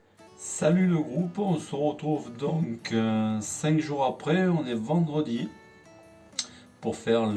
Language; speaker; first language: French; native; French